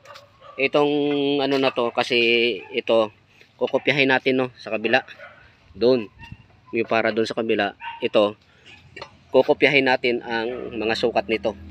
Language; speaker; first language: Filipino; native; Filipino